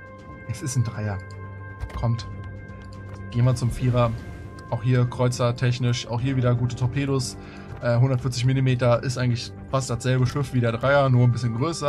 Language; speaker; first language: German; native; German